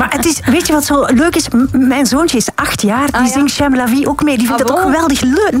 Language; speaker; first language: Dutch; native; Dutch